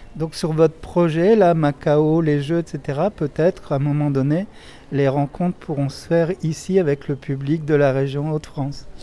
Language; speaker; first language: French; native; French